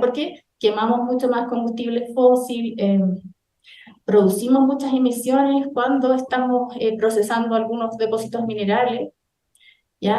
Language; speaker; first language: Spanish; native; Spanish